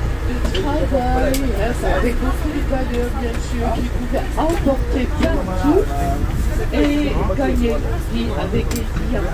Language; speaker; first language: French; non-native, fluent; Dutch